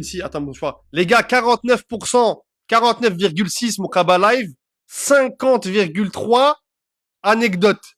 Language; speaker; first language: French; early bilingual, other home language; Arabic